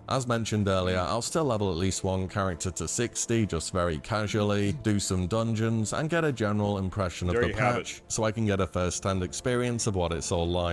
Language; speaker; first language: English; native; English